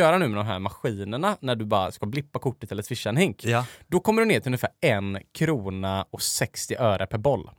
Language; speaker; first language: Swedish; native; Swedish